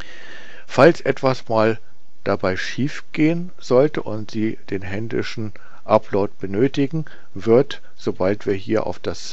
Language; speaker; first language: German; native; German